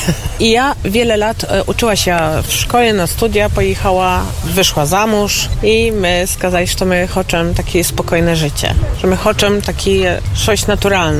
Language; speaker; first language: Polish; non-native, local second language; Ukrainian